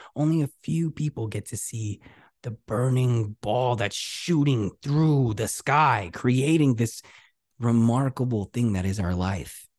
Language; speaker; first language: English; early bilingual, other home language; Spanish